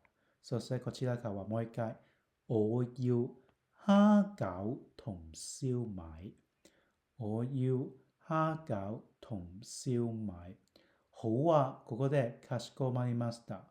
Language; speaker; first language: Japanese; non-native, fluent; Cantonese